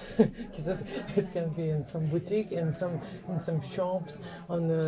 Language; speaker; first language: English; non-native, learner; Russian